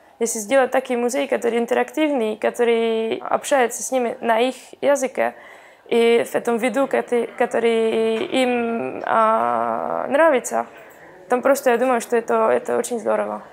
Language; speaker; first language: Russian; non-native, learner; Estonian